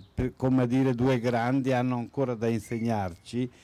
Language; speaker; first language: Italian; native; Italian